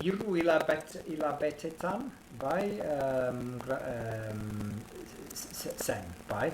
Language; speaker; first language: Basque; non-native, learner; English